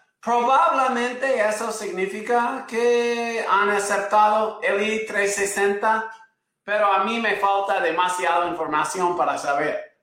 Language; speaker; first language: Spanish; non-native, fluent; English